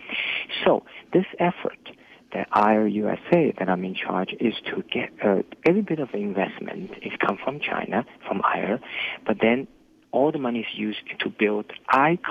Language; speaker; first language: English; non-native, fluent; Chinese